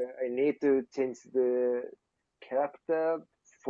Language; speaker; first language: English; non-native, learner; Japanese